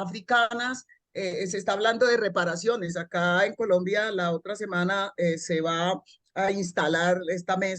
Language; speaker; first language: Spanish; native; Spanish